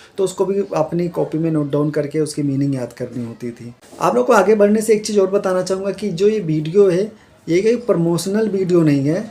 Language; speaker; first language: Hindi; native; Hindi